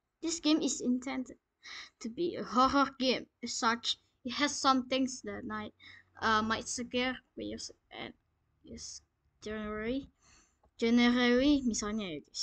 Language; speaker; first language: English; non-native, learner; Indonesian